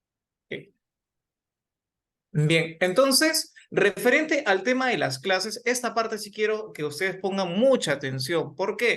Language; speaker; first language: Spanish; native; Spanish